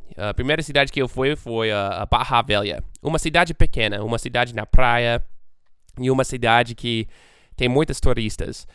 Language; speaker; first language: Portuguese; non-native, fluent; English